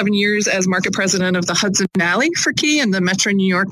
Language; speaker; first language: English; native; English